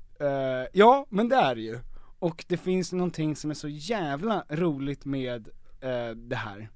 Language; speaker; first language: Swedish; native; Swedish